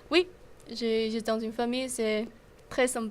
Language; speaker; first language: French; non-native, learner; Chinese